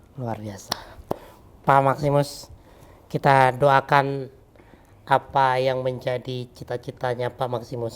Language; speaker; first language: Malay; native; Malay